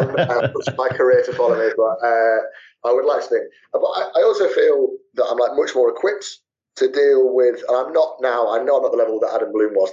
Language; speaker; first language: English; native; English